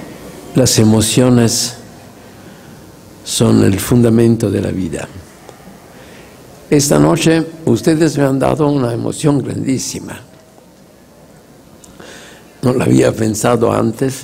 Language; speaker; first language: Spanish; non-native, fluent; Italian